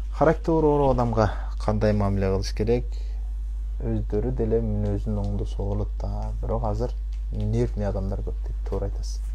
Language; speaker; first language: Kyrgyz; early bilingual, heritage; Kyrgyz